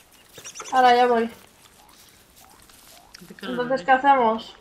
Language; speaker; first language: Spanish; native; Spanish